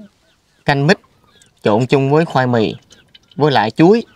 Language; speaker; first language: Vietnamese; native; Vietnamese